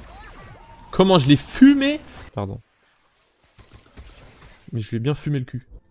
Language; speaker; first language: French; native; French